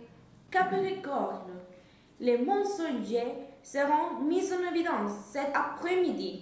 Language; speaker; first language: French; non-native, learner; Spanish